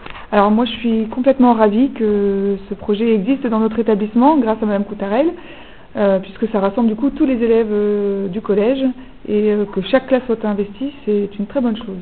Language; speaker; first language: French; native; French